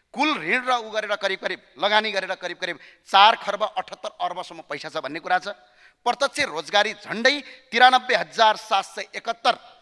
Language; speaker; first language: Nepali; native; Nepali